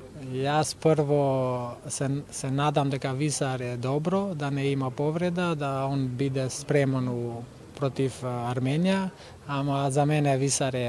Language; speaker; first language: Macedonian; non-native, local second language; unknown